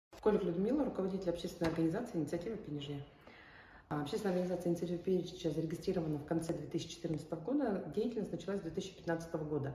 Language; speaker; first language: Russian; native; Russian